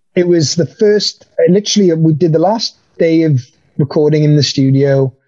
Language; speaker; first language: English; native; English